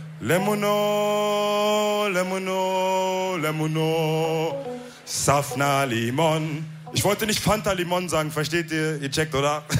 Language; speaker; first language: German; early bilingual, other home language; Wolof